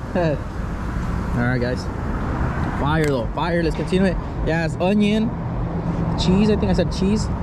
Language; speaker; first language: English; early bilingual, other home language; Spanish